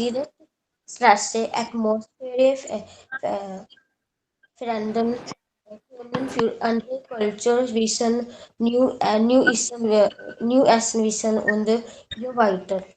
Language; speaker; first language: German; non-native, learner; Hindi